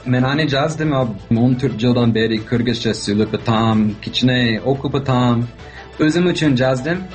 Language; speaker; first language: Kyrgyz; non-native, fluent; English